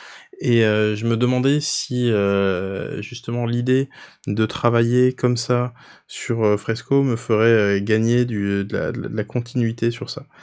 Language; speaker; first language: French; native; French